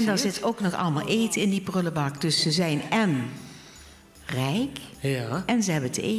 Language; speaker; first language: Dutch; native; Dutch